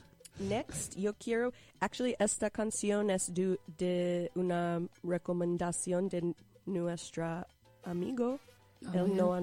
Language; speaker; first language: Spanish; non-native, learner; English